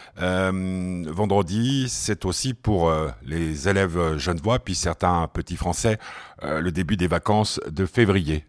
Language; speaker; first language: French; native; French